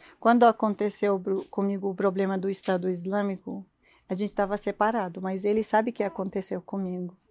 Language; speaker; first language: Portuguese; non-native, learner; Arabic